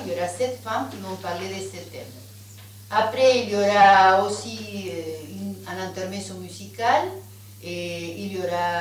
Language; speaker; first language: French; non-native, fluent; Spanish